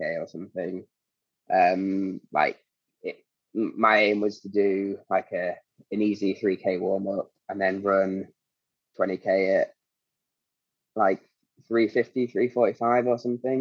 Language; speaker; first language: English; native; English